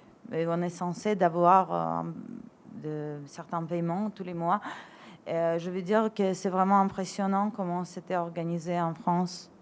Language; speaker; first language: French; non-native, fluent; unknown